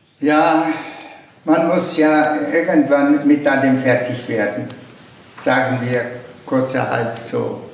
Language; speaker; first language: German; non-native, fluent; Mongolian